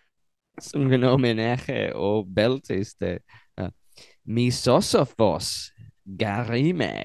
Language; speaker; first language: Greek; non-native, learner; English